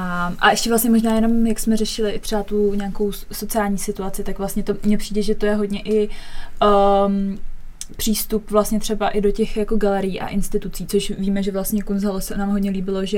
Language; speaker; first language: Czech; native; Czech